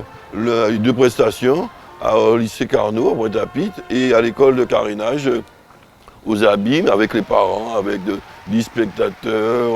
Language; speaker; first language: French; native; French